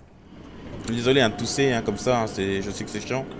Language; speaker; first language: French; native; French